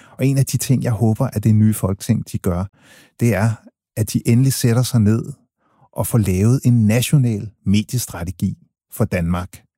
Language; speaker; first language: Danish; early bilingual, other home language; English